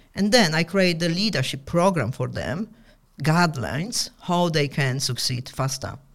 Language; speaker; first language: English; non-native, fluent; Polish